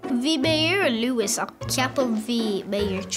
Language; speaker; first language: Irish; non-native, local second language; English